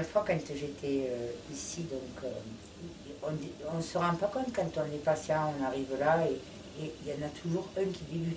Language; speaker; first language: French; native; French